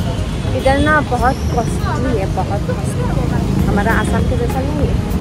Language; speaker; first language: Hindi; non-native, local second language; Assamese